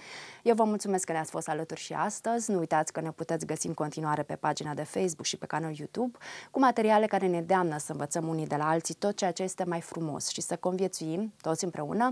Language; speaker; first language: Romanian; native; Romanian